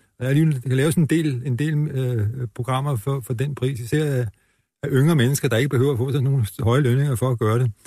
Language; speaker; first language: Danish; native; Danish